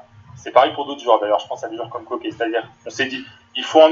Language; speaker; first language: French; native; French